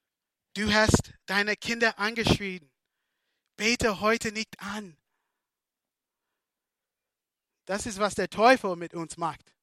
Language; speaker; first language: German; non-native, fluent; English